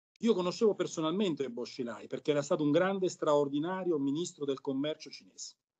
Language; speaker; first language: Italian; native; Italian